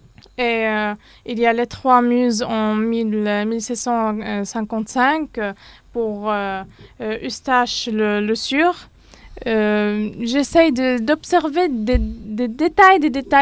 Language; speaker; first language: French; non-native, learner; Arabic